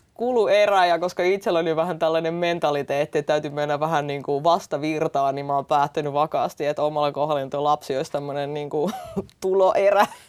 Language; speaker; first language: Finnish; early bilingual, other home language; Russian